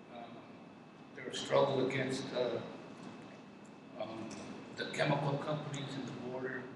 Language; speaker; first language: English; native; English